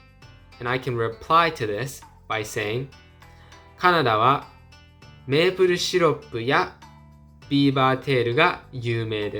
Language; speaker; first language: Japanese; non-native, fluent; English